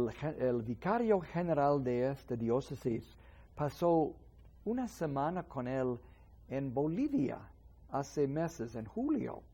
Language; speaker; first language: Spanish; non-native, fluent; English